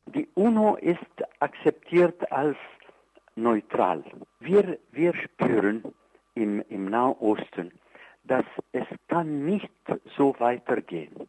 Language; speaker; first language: German; non-native, fluent; Arabic